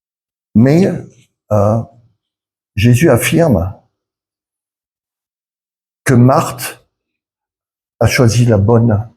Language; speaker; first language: French; native; French